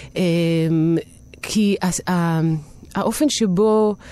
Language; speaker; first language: Hebrew; early bilingual, other home language; Italian